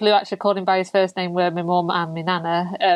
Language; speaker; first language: English; native; English